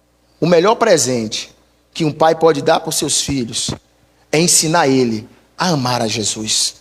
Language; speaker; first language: Portuguese; native; Portuguese